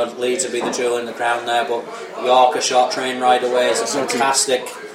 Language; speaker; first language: English; native; English